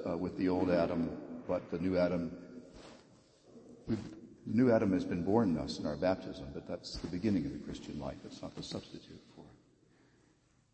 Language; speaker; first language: English; native; English